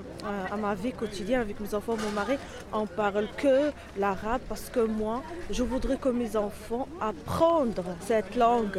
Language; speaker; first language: French; non-native, learner; Arabic